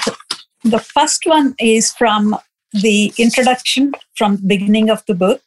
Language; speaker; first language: English; non-native, local second language; Telugu